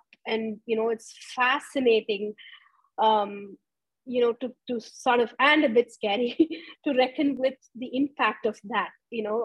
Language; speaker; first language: English; non-native, local second language; Tamil